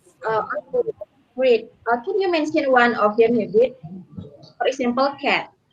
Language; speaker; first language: English; non-native, learner; Indonesian